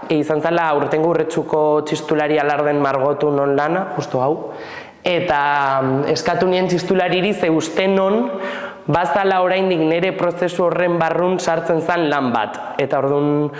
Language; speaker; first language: Basque; native; Basque